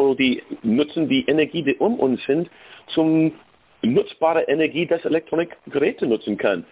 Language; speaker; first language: German; non-native, learner; English